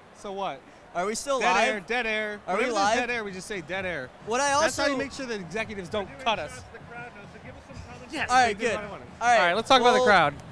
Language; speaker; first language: English; native; English